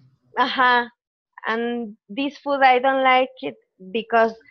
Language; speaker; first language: English; non-native, learner; Spanish